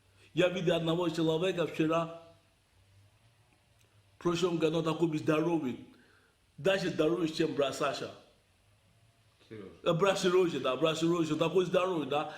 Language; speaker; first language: Russian; non-native, learner; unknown